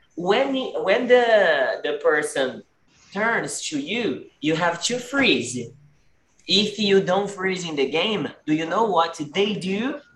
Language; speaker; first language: English; non-native, fluent; Portuguese